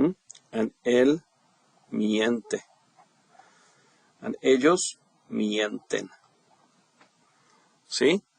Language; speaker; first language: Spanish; non-native, fluent; English